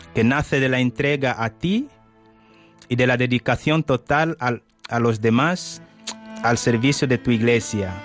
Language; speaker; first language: Spanish; non-native, fluent; Portuguese